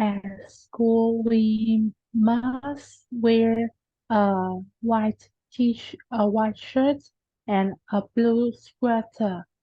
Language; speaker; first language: English; non-native, learner; Vietnamese